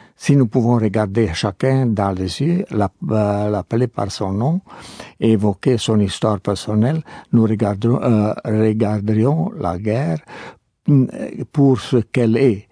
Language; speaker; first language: French; non-native, learner; Croatian